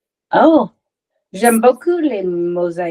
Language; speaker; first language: French; non-native, learner; English